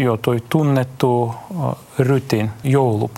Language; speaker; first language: Finnish; non-native, fluent; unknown